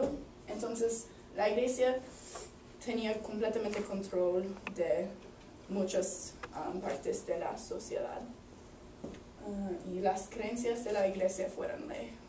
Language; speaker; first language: Spanish; non-native, learner; English